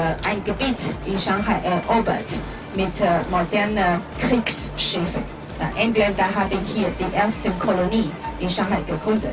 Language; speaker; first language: German; non-native, fluent; Chinese